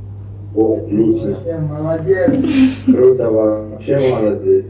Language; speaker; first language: Russian; non-native, learner; Tajik